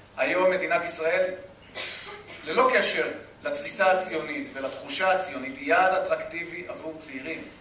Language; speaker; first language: Hebrew; native; Hebrew